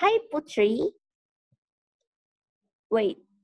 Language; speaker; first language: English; non-native, learner; Indonesian